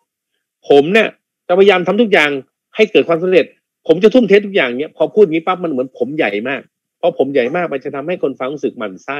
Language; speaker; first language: Thai; native; Thai